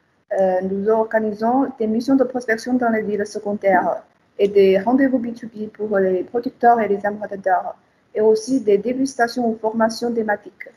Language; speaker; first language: French; non-native, fluent; Chinese